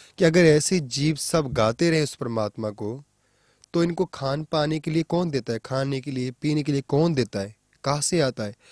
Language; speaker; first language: Hindi; non-native, local second language; Punjabi